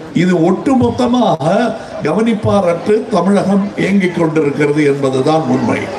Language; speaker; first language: Tamil; native; Tamil